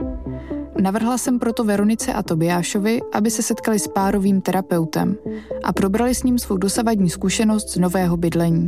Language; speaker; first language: Czech; native; Czech